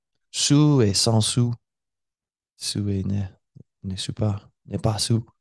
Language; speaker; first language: French; non-native, learner; English